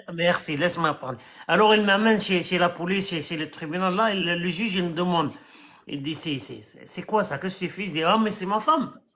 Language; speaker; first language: French; non-native, local second language; Arabic